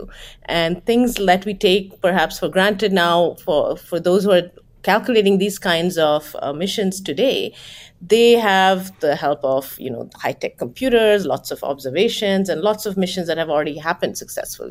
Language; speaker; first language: English; non-native, local second language; Bangla